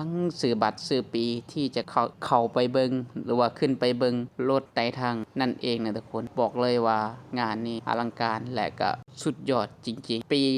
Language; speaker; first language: Thai; non-native, local second language; Northeastern Thai